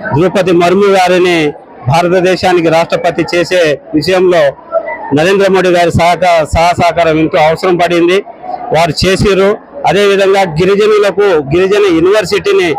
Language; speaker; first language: Telugu; non-native, local second language; Lambadi